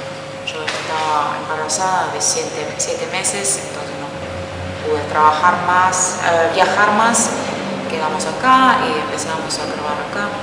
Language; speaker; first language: Spanish; non-native, fluent; Finnish